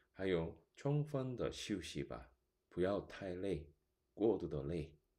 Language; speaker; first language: Chinese; non-native, fluent; Korean